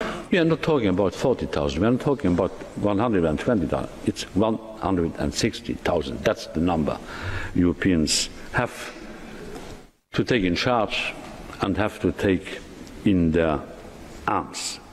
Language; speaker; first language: English; non-native, fluent; Luxembourgish